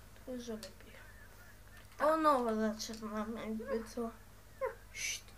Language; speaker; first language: Polish; early bilingual, heritage; Dutch